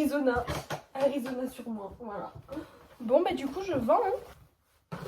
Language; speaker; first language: French; native; French